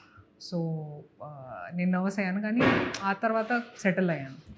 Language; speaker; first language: Telugu; non-native, fluent; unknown